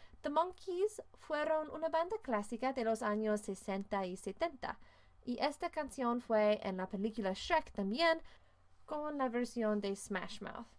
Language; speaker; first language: Spanish; non-native, fluent; English